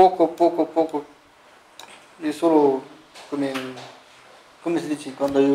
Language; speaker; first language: Italian; non-native, learner; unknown